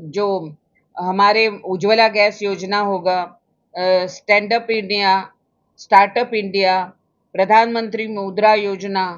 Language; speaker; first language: Hindi; non-native, local second language; Marathi